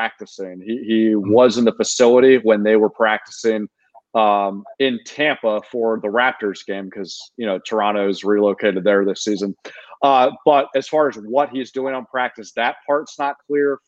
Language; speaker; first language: English; native; English